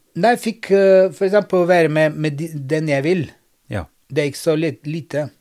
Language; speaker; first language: Norwegian; non-native, fluent; Bulgarian